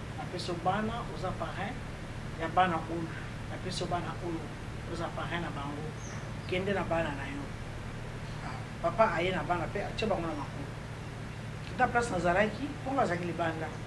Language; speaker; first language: Lingala; non-native, local second language; Luba-Lulua